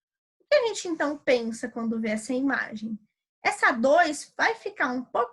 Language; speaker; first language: Portuguese; native; Portuguese